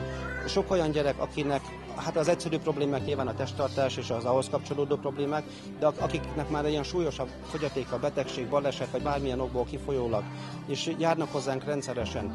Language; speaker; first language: Hungarian; native; Hungarian